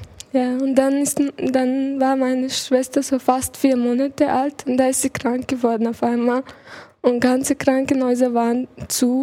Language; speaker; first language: German; early bilingual, other home language; Chechen